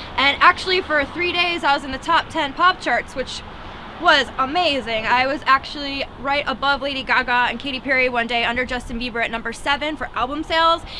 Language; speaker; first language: English; native; English